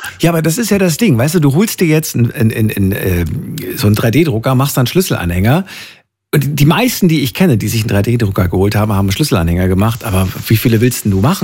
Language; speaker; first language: German; native; German